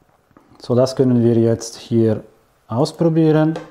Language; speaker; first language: German; non-native, fluent; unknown